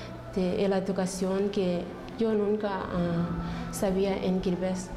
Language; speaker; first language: Spanish; non-native, learner; English